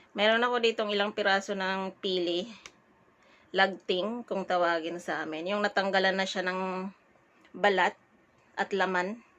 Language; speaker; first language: Filipino; non-native, local second language; Bikol